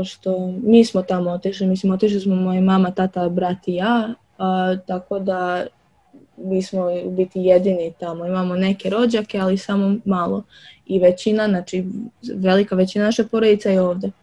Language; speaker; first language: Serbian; early bilingual, other home language; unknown